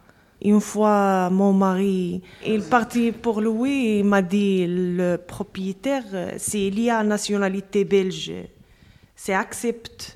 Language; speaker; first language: French; non-native, learner; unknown